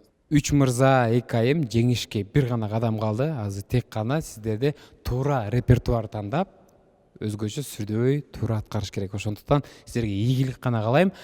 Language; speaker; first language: Kyrgyz; native; Kyrgyz